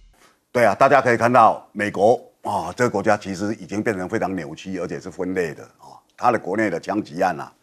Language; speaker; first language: Chinese; native; Chinese